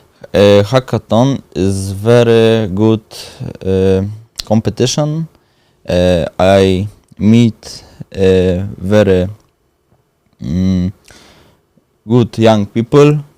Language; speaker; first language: English; non-native, learner; Polish